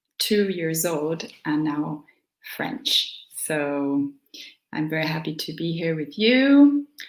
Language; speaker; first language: English; non-native, fluent; Portuguese